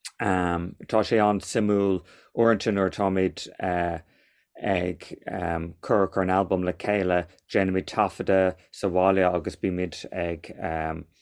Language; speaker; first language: Irish; non-native, local second language; English